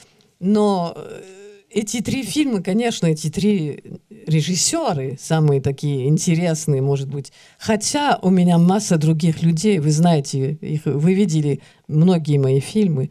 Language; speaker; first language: Russian; early bilingual, heritage; Russian